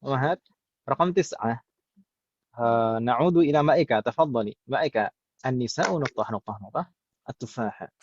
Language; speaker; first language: Arabic; non-native, fluent; Indonesian